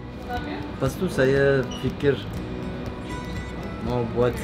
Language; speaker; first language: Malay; non-native, learner; Uzbek